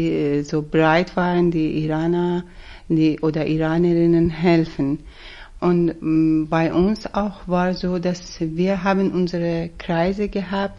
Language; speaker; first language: German; non-native, fluent; Persian